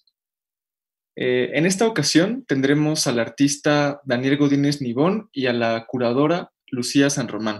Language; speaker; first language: Spanish; native; Spanish